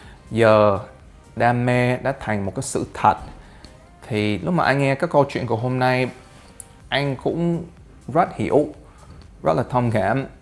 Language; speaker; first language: Vietnamese; early bilingual, heritage; Vietnamese